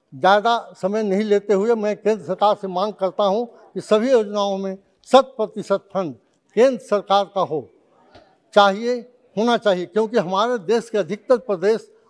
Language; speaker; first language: Hindi; native; Hindi